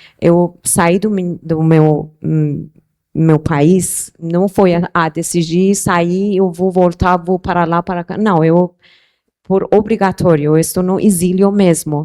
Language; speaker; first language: Portuguese; non-native, fluent; Persian